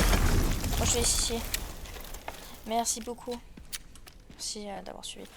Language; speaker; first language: French; native; French